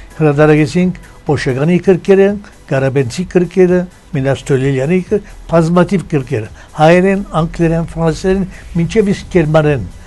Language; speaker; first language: Armenian; early bilingual, heritage; Armenian